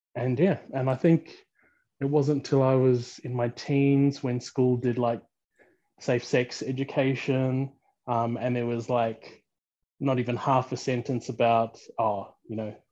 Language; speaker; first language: English; early bilingual, other home language; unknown